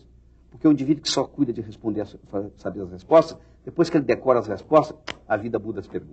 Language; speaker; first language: Portuguese; native; Portuguese